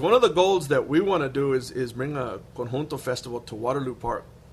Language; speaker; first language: English; early bilingual, other home language; Spanish